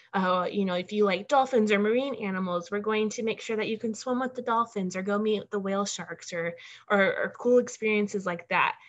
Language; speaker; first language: English; native; English